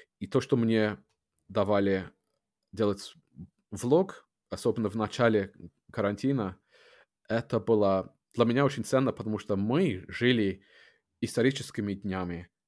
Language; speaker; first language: Russian; non-native, fluent; English